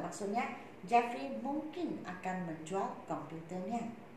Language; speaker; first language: Malay; non-native, local second language; Chinese